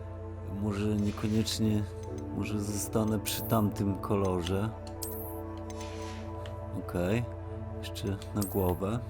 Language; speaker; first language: Polish; native; Polish